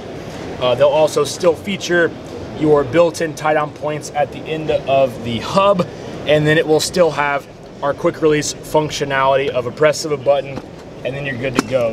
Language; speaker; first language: English; native; English